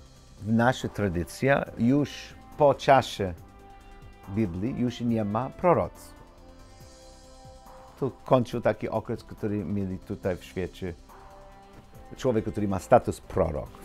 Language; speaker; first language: Polish; non-native, learner; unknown